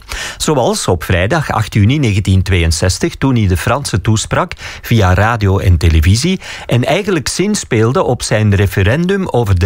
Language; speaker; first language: Dutch; native; Dutch